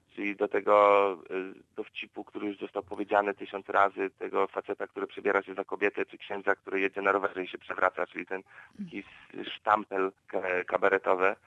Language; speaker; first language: Polish; native; Polish